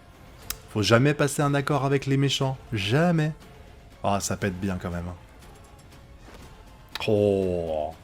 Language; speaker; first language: French; native; French